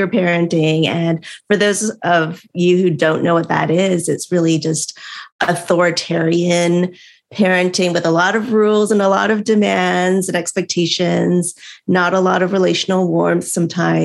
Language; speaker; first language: English; native; English